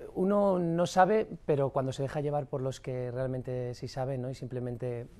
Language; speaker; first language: Spanish; native; Spanish